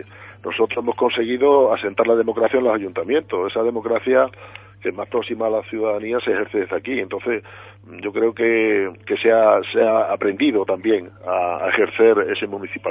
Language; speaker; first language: Spanish; native; Spanish